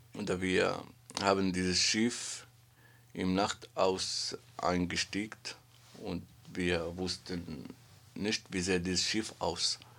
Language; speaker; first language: German; non-native, learner; Arabic